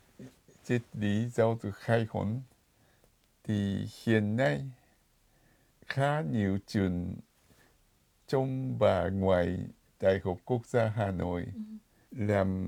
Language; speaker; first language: Vietnamese; non-native, fluent; Japanese